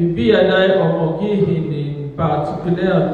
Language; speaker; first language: Danish; non-native, fluent; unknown